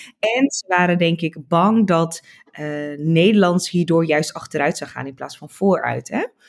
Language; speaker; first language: Dutch; early bilingual, other home language; Tigrinya